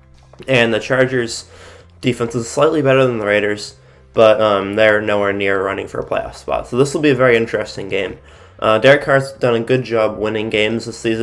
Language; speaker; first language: English; native; English